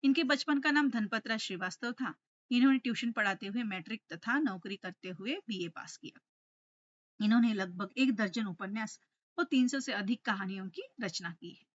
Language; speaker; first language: Hindi; non-native, local second language; Telugu